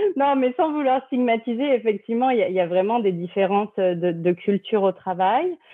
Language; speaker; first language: French; native; French